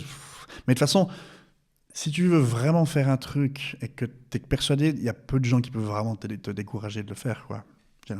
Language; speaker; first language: French; native; French